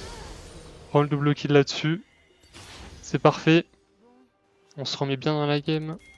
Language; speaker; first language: French; native; French